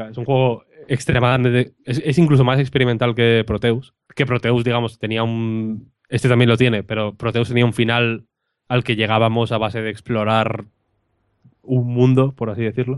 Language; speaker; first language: Spanish; native; Spanish